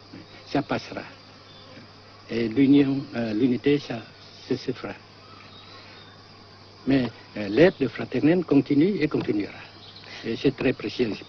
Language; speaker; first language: French; non-native, local second language; Vietnamese